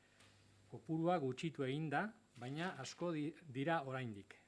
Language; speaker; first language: Basque; non-native, local second language; Spanish